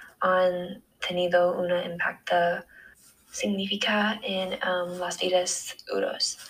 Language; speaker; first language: Spanish; non-native, learner; English